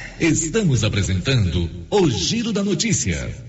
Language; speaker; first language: Portuguese; native; Portuguese